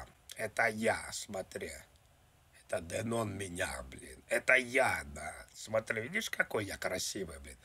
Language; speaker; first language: Russian; native; Russian